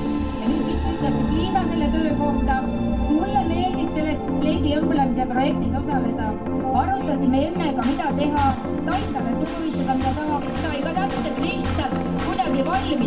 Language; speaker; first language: Estonian; native; Estonian